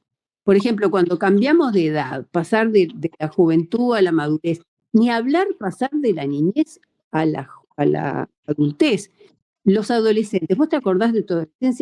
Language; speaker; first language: Spanish; native; Spanish